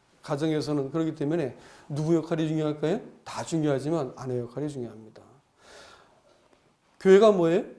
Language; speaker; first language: Korean; native; Korean